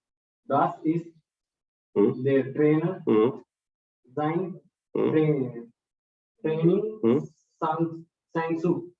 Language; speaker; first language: German; non-native, learner; Hindi